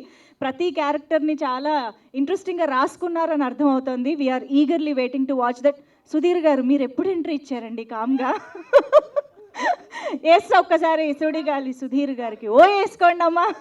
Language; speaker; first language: Telugu; native; Telugu